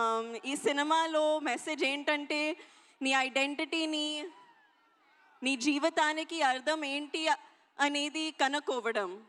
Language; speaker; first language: Telugu; non-native, learner; Hindi